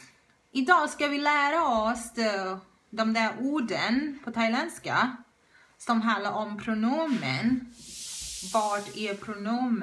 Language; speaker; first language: Swedish; non-native, fluent; Thai